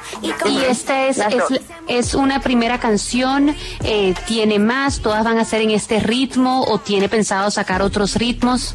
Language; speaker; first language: Spanish; native; Spanish